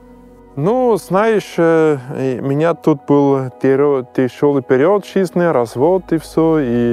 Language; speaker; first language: Russian; non-native, learner; German